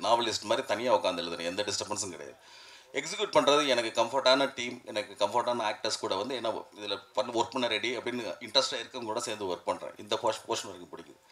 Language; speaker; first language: Tamil; native; Tamil